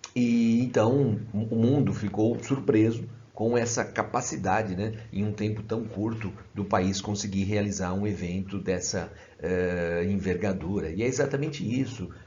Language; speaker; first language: Portuguese; native; Portuguese